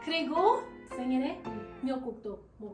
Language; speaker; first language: Korean; non-native, learner; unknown